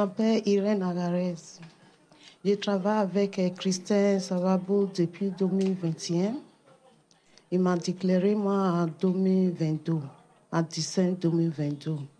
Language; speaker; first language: French; non-native, learner; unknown